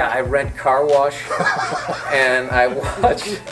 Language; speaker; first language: English; native; English